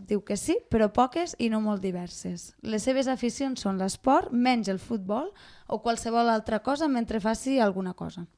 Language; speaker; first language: Catalan; non-native, local second language; Spanish